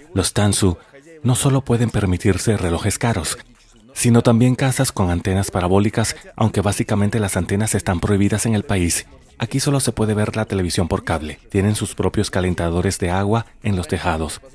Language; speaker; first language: Spanish; non-native, fluent; Russian